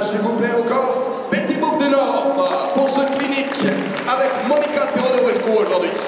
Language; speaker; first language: French; native; French